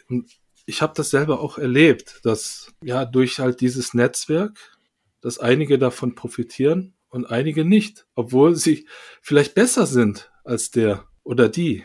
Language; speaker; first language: German; early bilingual, other home language; Korean